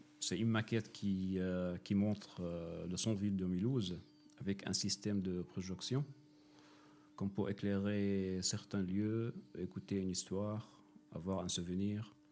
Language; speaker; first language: French; non-native, fluent; Arabic